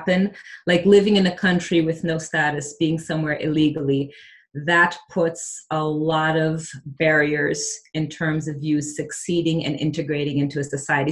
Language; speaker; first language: English; early bilingual, other home language; Portuguese